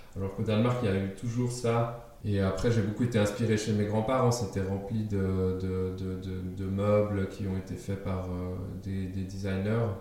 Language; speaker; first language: French; non-native, fluent; German